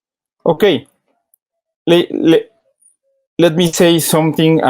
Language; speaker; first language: English; non-native, learner; Spanish